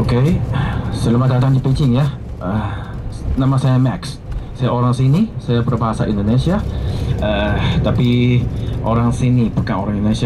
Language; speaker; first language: Indonesian; non-native, fluent; Chinese